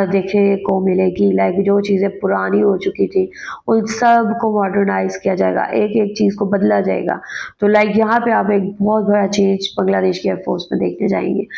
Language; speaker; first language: Urdu; native; Urdu